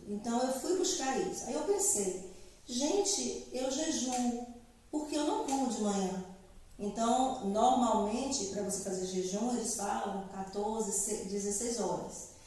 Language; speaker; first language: Portuguese; native; Portuguese